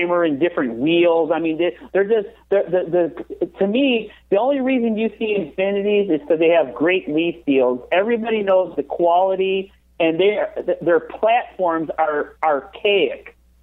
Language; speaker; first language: English; native; English